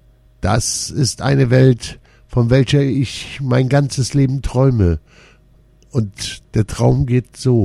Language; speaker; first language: German; non-native, fluent; Portuguese